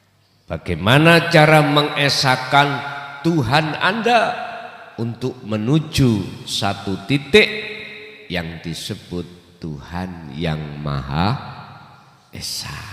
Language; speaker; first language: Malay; non-native, local second language; Javanese